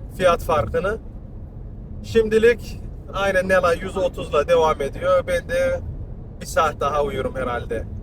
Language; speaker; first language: Turkish; early bilingual, heritage; Turkish